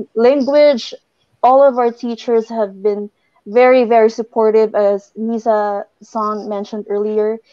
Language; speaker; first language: English; non-native, local second language; Filipino